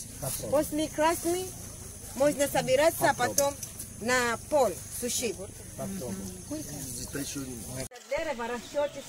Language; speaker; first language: Russian; non-native, learner; Swahili